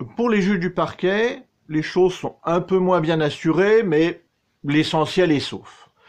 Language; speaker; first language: French; native; French